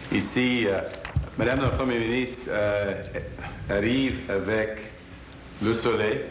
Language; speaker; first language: French; non-native, local second language; English